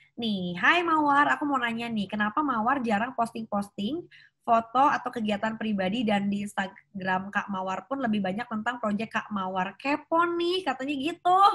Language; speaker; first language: Indonesian; native; Indonesian